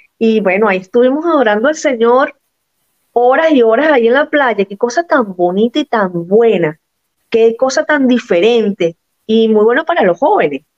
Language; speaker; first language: Spanish; native; Spanish